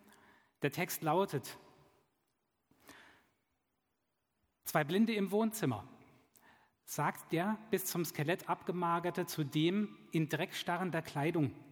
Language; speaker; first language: German; native; German